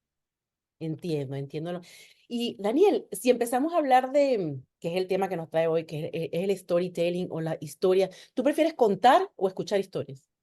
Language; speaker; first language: Spanish; native; Spanish